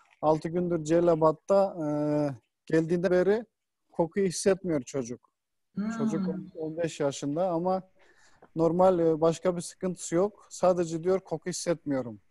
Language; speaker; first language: Turkish; non-native, fluent; Kyrgyz